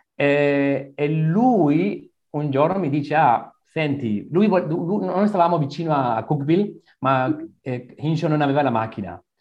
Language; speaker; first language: Italian; non-native, learner; Spanish